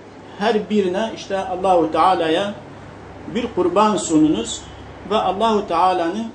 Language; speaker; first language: Turkish; native; Turkish